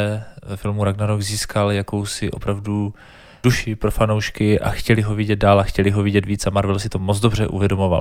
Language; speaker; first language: Czech; native; Czech